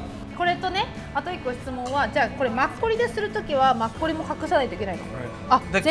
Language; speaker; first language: Japanese; native; Japanese